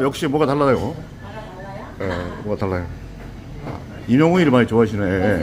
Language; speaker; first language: Korean; native; Korean